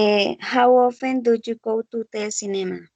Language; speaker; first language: English; non-native, learner; Spanish